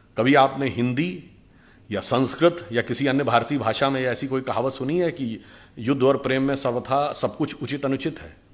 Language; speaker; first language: Hindi; native; Hindi